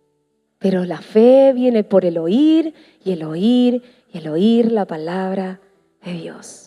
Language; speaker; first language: Spanish; native; Spanish